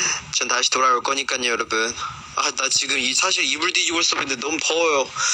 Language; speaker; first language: Korean; native; Korean